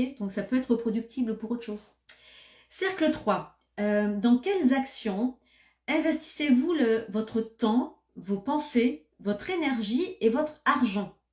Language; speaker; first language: French; native; French